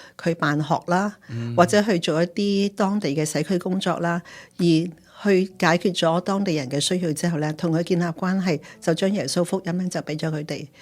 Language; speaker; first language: Cantonese; native; Cantonese